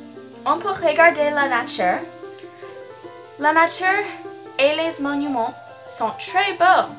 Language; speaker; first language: French; non-native, learner; English